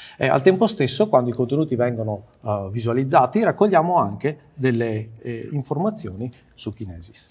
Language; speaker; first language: Italian; native; Italian